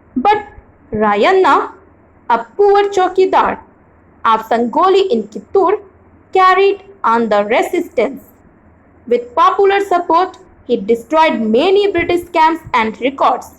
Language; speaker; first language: English; non-native, local second language; Hindi